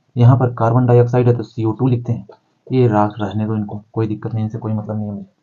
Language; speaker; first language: Hindi; native; Hindi